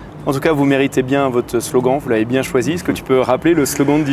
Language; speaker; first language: French; native; French